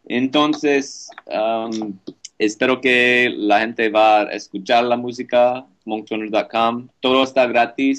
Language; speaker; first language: Spanish; non-native, learner; English